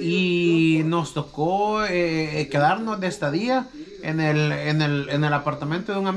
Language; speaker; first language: Spanish; native; Spanish